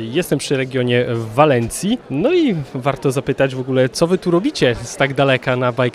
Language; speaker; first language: Polish; native; Polish